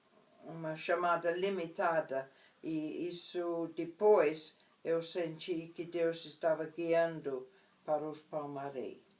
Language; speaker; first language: Portuguese; non-native, fluent; English